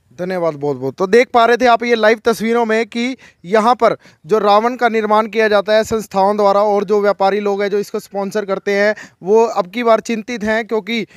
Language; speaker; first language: Hindi; native; Hindi